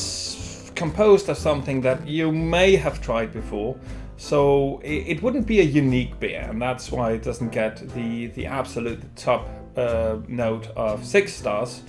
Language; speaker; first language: English; non-native, fluent; Danish